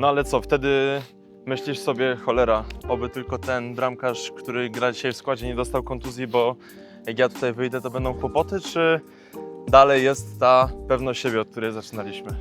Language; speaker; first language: Polish; native; Polish